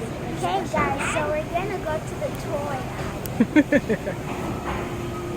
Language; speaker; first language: English; native; English